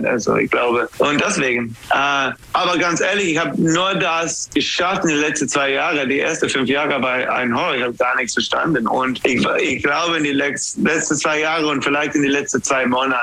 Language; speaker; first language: German; non-native, learner; English